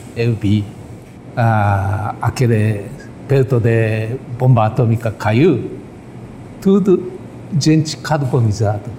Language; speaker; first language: Portuguese; non-native, learner; Japanese